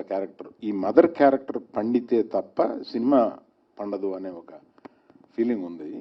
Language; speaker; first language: Telugu; native; Telugu